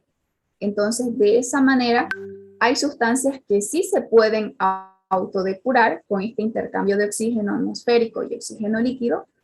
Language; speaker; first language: Spanish; native; Spanish